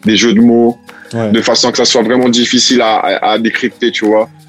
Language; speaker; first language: French; early bilingual, heritage; Italian